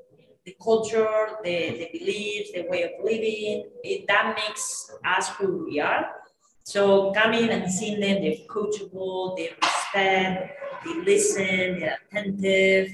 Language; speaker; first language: English; non-native, fluent; Spanish